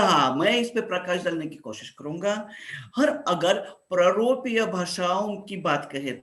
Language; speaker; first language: Hindi; non-native, fluent; Russian